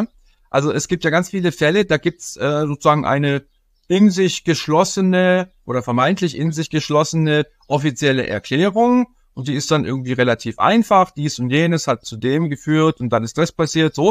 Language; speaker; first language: German; native; German